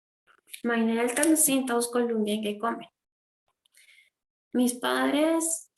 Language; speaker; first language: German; non-native, fluent; Spanish